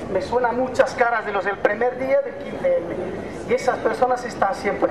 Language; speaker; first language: Spanish; native; Spanish